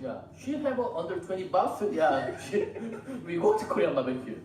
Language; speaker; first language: English; non-native, learner; Korean